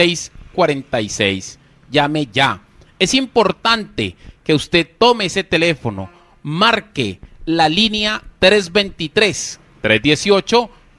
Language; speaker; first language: Spanish; native; Spanish